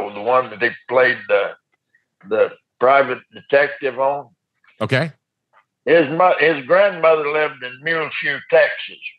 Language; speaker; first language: English; native; English